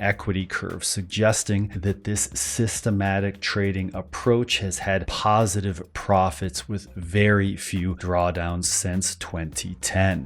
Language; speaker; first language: English; native; English